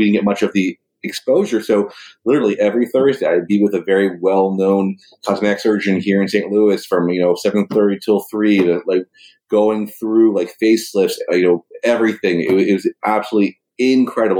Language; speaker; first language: English; native; English